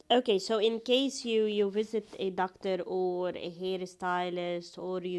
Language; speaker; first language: English; non-native, fluent; Arabic